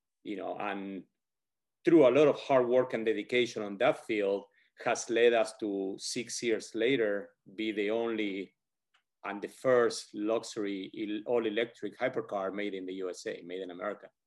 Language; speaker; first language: English; non-native, fluent; Spanish